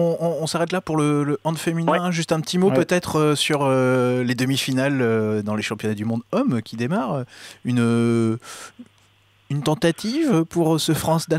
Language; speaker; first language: French; native; French